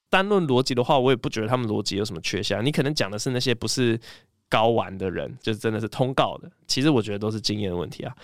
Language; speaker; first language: Chinese; early bilingual, other home language; English